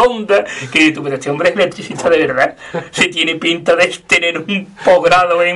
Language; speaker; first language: Spanish; native; Spanish